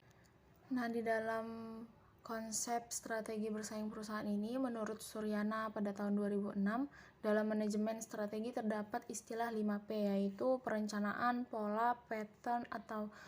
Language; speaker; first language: Indonesian; native; Indonesian